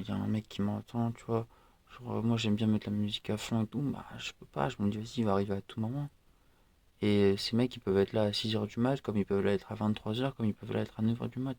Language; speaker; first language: French; native; French